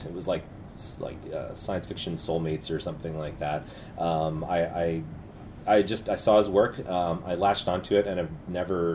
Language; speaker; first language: English; native; English